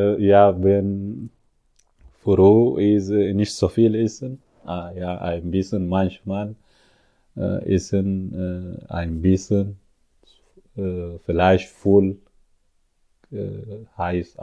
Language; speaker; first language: German; non-native, learner; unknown